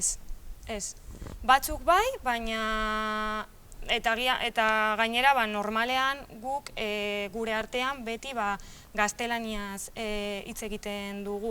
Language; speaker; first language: Basque; non-native, local second language; Spanish